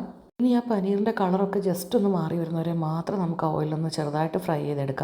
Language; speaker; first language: Malayalam; native; Malayalam